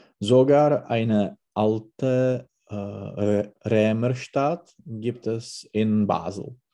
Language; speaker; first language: German; non-native, learner; Czech